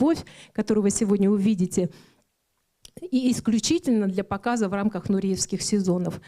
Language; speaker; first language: Russian; native; Russian